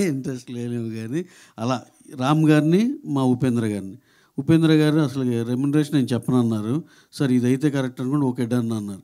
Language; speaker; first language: Telugu; native; Telugu